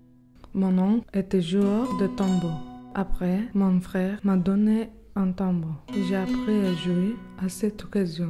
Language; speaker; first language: French; non-native, learner; Kurdish